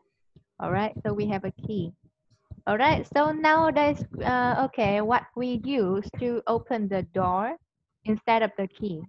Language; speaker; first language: English; non-native, fluent; Vietnamese